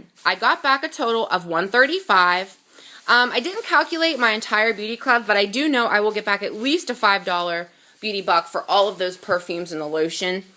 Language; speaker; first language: English; native; English